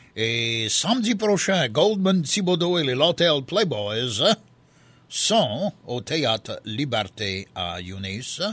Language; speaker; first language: French; early bilingual, heritage; French